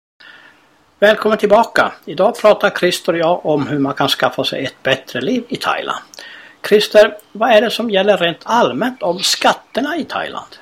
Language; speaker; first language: Swedish; native; Swedish